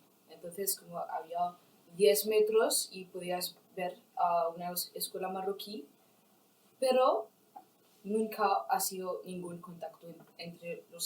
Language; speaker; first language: Spanish; non-native, fluent; Arabic